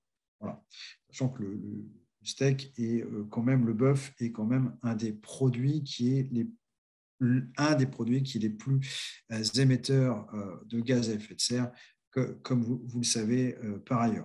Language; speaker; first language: French; native; French